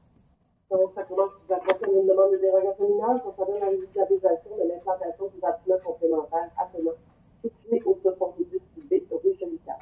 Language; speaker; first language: French; native; French